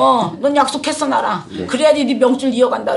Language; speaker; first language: Korean; native; Korean